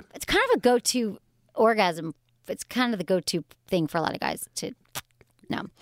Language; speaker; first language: English; native; English